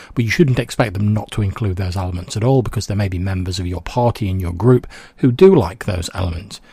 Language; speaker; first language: English; native; English